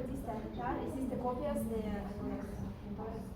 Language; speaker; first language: Spanish; non-native, learner; Russian